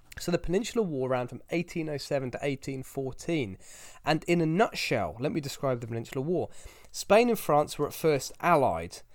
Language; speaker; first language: English; native; English